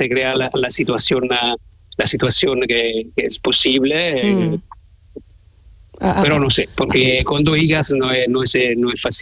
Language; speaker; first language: Spanish; non-native, learner; Italian